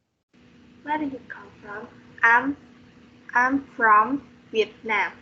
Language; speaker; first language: English; non-native, learner; Vietnamese